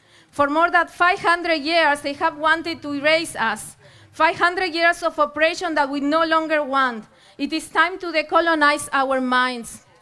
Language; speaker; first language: English; non-native, fluent; Spanish